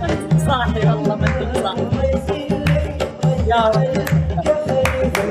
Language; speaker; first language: Arabic; native; Arabic